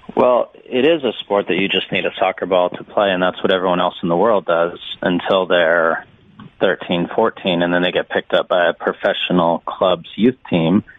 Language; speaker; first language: English; native; English